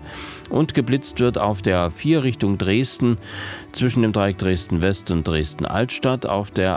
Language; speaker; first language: German; native; German